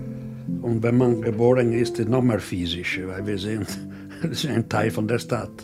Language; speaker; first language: German; non-native, fluent; Italian